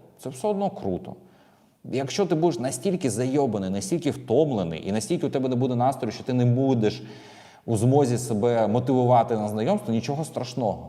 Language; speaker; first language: Ukrainian; native; Ukrainian